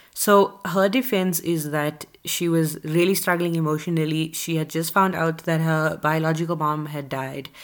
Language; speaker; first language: English; native; English